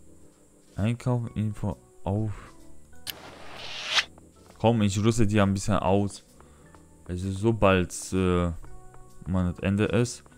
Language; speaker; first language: German; non-native, learner; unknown